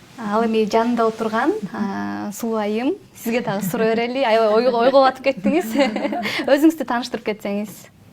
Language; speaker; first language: Kyrgyz; native; Kyrgyz